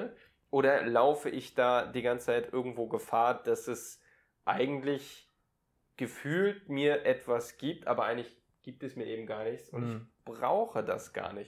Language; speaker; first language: German; native; German